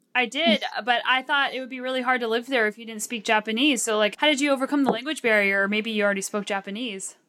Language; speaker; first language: English; early bilingual, other home language; Arabic